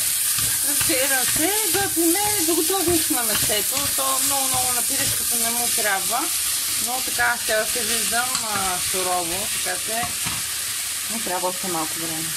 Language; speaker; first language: Bulgarian; native; Bulgarian